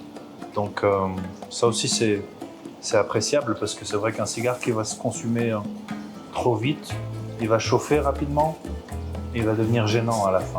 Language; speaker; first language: French; native; French